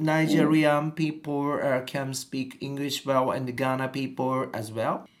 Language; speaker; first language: English; non-native, learner; Japanese